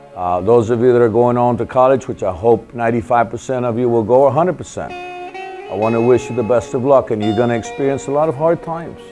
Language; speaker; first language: English; early bilingual, other home language; Spanish